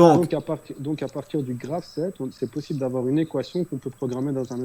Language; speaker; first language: French; native; French